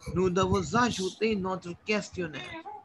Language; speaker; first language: French; non-native, learner; Hindi